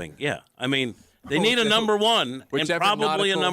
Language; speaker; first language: English; native; English